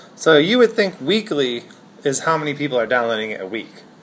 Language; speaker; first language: English; native; English